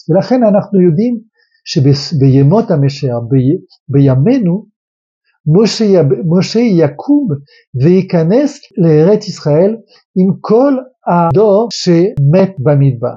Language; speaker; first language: Hebrew; non-native, fluent; French